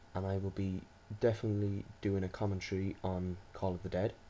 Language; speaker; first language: English; native; English